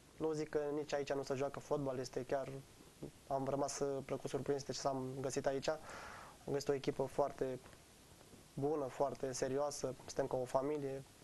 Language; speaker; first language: Romanian; native; Romanian